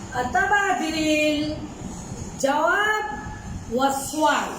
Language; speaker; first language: Arabic; non-native, fluent; Bangla